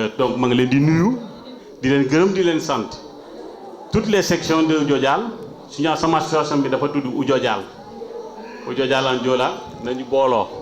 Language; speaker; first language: Wolof; non-native, local second language; Jola-Fonyi